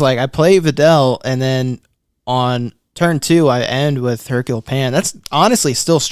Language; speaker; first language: English; native; English